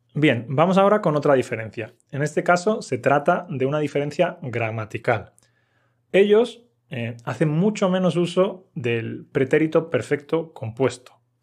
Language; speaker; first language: Spanish; native; Spanish